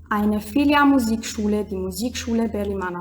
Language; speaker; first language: German; non-native, learner; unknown